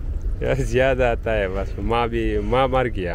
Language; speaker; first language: Hindi; non-native, local second language; Pashto